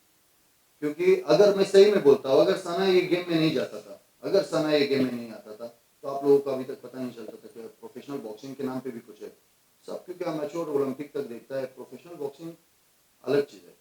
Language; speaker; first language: Hindi; non-native, fluent; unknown